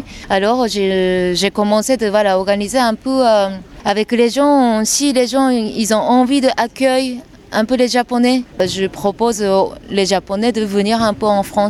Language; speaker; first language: French; non-native, fluent; Japanese